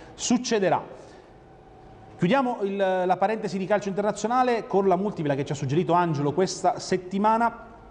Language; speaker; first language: Italian; native; Italian